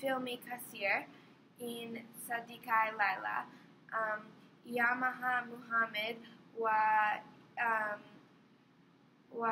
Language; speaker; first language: Arabic; non-native, learner; English